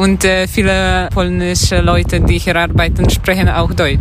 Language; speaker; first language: German; non-native, learner; Polish